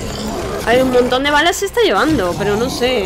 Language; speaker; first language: Spanish; native; Spanish